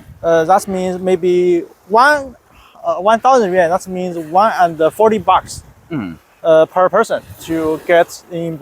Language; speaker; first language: English; non-native, fluent; Chinese